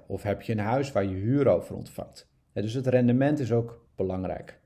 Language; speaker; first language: Dutch; native; Dutch